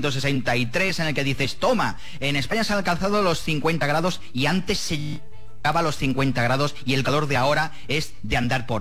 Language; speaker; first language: Spanish; native; Spanish